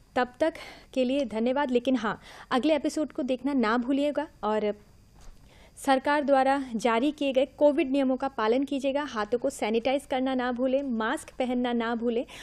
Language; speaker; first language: Hindi; non-native, local second language; Bangla